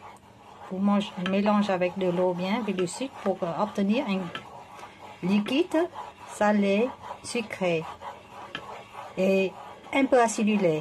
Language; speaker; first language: French; non-native, fluent; Vietnamese